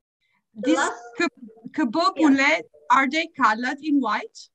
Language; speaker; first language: English; non-native, fluent; German